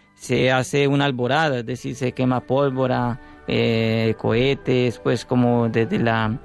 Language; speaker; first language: Spanish; native; Spanish